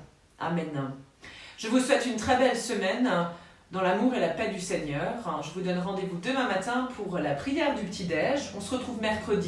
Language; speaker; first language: French; native; French